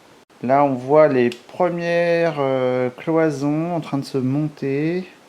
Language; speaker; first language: French; native; French